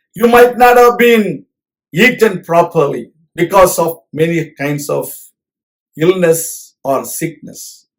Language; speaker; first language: English; non-native, local second language; Tamil